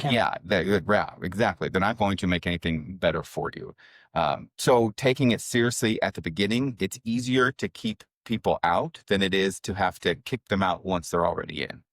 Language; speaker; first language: English; native; English